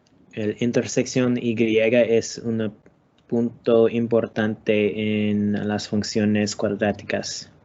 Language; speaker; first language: Spanish; non-native, learner; English